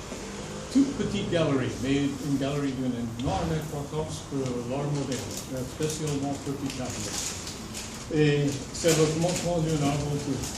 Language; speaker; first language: French; non-native, fluent; English